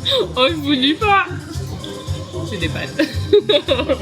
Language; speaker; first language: French; native; French